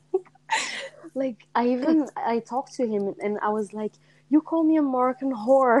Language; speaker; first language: English; non-native, fluent; French